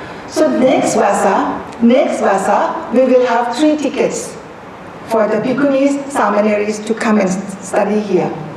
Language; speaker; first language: English; non-native, fluent; Thai